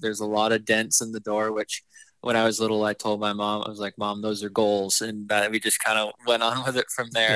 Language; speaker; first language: English; native; English